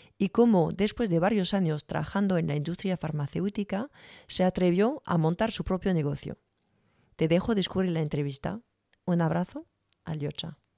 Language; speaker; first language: Spanish; non-native, fluent; French